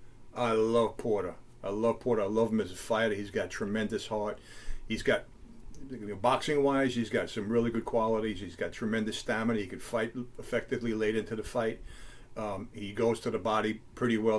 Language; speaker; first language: English; native; English